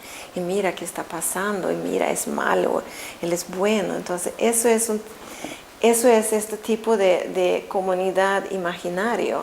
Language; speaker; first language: Spanish; non-native, fluent; Swedish